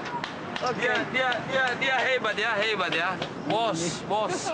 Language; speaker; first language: Indonesian; non-native, local second language; Nias